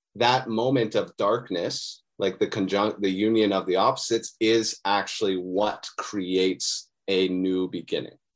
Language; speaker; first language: English; native; English